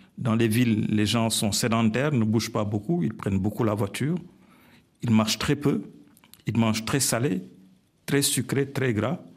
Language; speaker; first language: French; non-native, local second language; Wolof